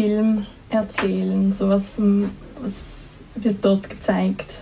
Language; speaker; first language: German; native; German